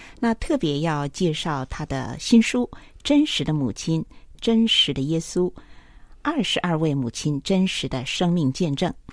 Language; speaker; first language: Chinese; native; Chinese